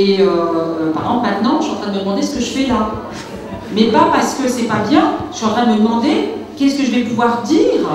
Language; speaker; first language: French; native; French